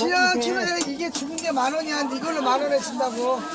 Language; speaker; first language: Korean; native; Korean